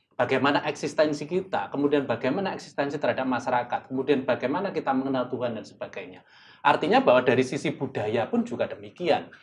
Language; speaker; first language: Indonesian; native; Indonesian